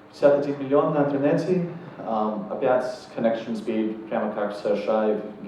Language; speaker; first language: Russian; non-native, fluent; English